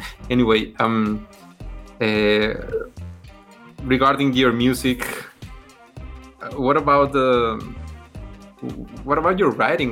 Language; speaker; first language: English; non-native, fluent; Spanish